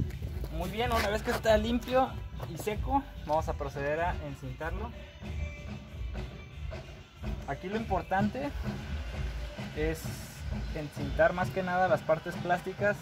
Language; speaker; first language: Spanish; native; Spanish